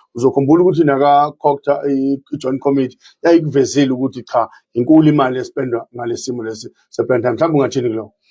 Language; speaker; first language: Zulu; native; Zulu